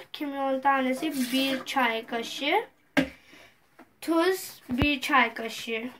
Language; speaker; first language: Turkish; non-native, learner; Urdu